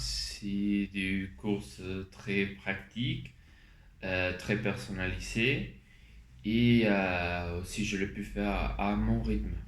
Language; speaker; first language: French; non-native, learner; Spanish